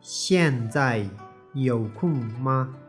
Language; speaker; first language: Chinese; non-native, fluent; Tibetan